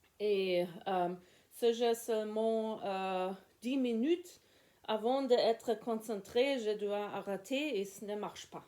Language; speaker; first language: French; non-native, learner; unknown